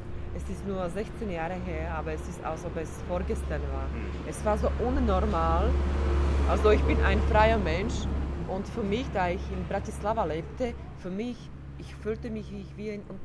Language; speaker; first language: German; non-native, fluent; Slovak